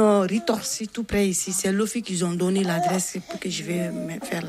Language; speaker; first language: French; non-native, learner; Bambara